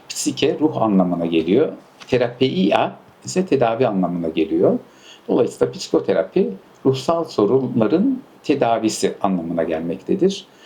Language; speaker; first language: Turkish; early bilingual, heritage; Turkish